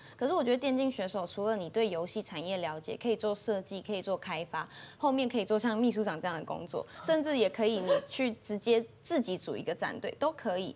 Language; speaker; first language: Chinese; native; Chinese